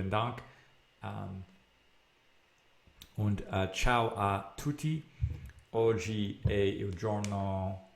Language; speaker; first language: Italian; non-native, learner; English